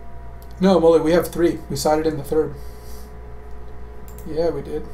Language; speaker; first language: English; native; English